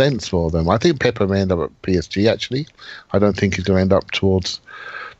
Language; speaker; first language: English; native; English